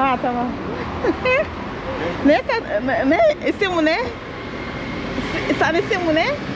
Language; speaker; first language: Turkish; non-native, learner; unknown